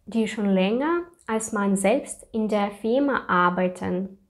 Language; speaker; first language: German; non-native, fluent; Russian